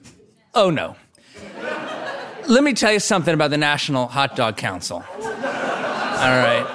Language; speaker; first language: English; native; English